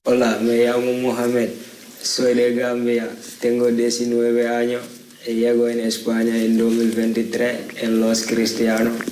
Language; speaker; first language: Spanish; non-native, learner; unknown